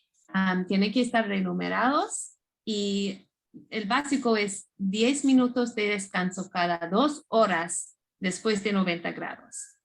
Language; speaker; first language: Spanish; non-native, fluent; English